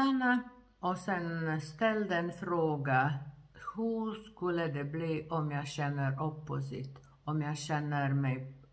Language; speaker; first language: Swedish; non-native, fluent; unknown